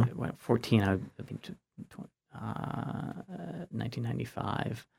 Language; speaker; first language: English; native; English